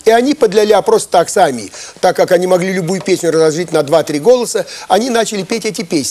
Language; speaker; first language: Russian; native; Russian